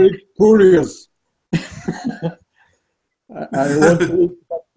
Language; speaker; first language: English; non-native, learner; Italian